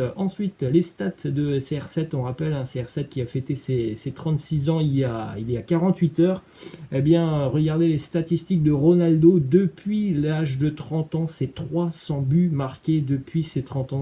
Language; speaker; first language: French; native; French